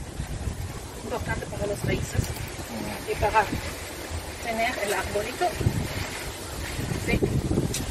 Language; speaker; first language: Spanish; non-native, learner; German